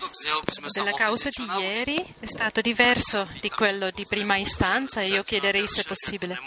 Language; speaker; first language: Italian; non-native, learner; Czech